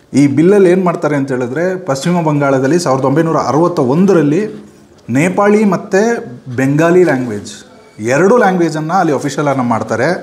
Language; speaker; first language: Kannada; non-native, local second language; Kodava